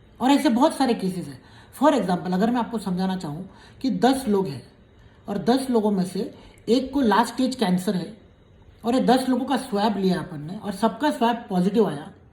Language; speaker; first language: Hindi; native; Hindi